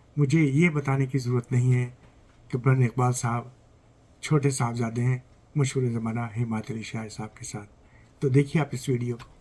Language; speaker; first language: Urdu; native; Urdu